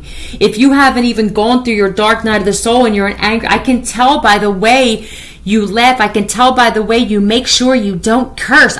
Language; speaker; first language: English; native; English